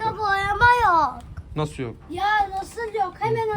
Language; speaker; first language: Turkish; native; Turkish